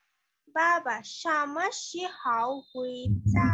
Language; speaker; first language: Chinese; non-native, learner; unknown